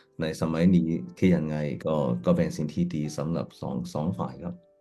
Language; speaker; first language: Thai; non-native, fluent; Cantonese